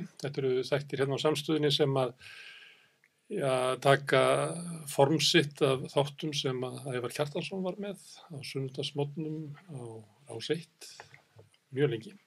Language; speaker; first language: Icelandic; native; Icelandic